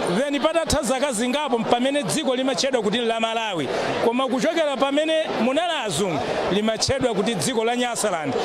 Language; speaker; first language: Nyanja; non-native, local second language; Yao